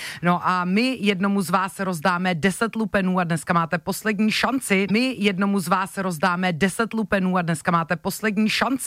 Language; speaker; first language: Czech; native; Czech